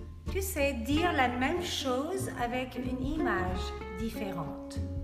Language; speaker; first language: French; native; French